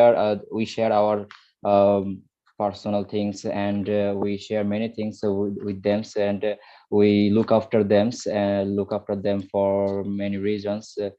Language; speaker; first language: English; non-native, learner; Bangla